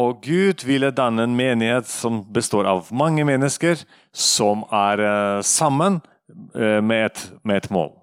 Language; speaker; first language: Norwegian; non-native, fluent; Russian